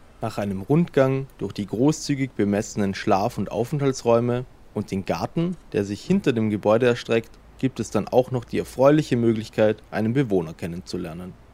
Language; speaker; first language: German; native; German